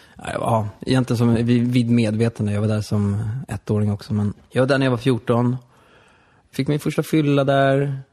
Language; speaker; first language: Swedish; native; Swedish